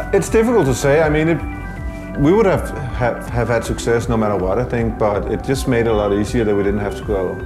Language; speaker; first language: English; non-native, fluent; Danish